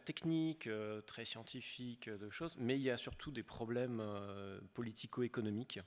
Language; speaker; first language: French; native; French